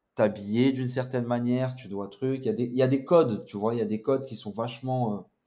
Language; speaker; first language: French; native; French